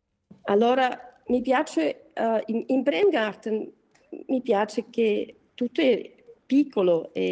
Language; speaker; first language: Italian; non-native, learner; German